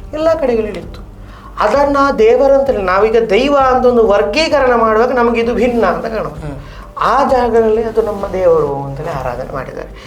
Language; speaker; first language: Kannada; non-native, local second language; Tulu